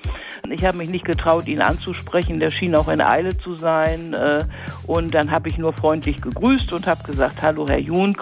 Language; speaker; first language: German; native; German